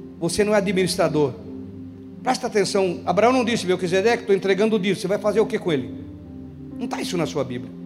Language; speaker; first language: Portuguese; native; Portuguese